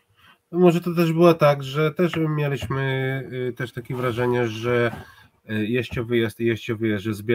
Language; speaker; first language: Polish; non-native, fluent; Hebrew